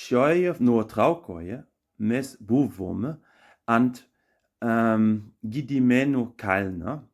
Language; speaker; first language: Lithuanian; non-native, learner; German